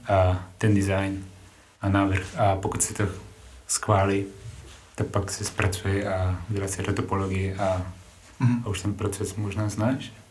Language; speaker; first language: Czech; non-native, fluent; Spanish